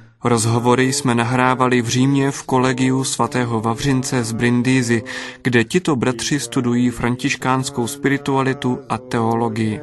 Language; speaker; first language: Czech; native; Czech